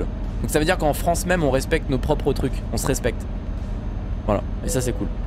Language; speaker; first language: French; native; French